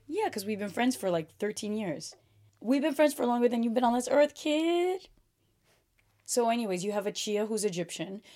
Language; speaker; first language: English; early bilingual, other home language; Portuguese